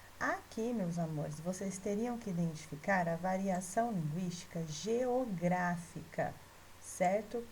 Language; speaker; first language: Portuguese; native; Portuguese